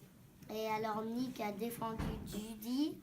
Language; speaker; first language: French; non-native, learner; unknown